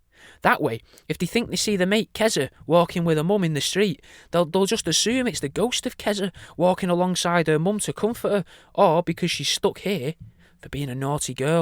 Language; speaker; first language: English; native; English